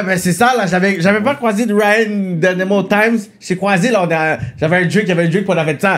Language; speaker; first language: French; native; French